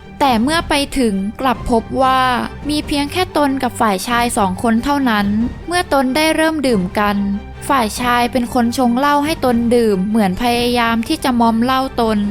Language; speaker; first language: Thai; native; Thai